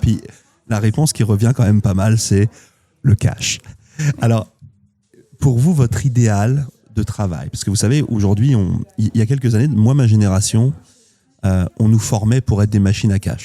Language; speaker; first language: French; native; French